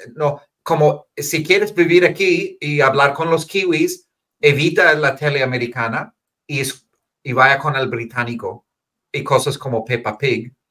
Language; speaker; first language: Spanish; non-native, fluent; English